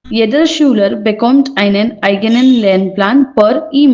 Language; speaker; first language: German; non-native, fluent; Hindi